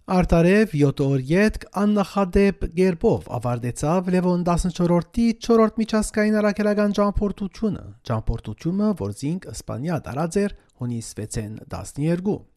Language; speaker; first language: Armenian; native; Armenian